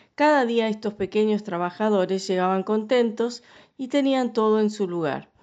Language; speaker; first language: Spanish; non-native, fluent; English